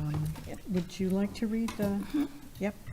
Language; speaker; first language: English; native; English